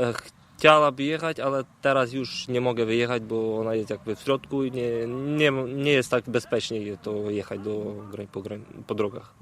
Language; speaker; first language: Polish; non-native, learner; Ukrainian